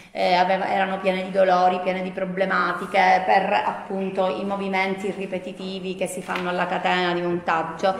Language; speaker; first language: Italian; native; Italian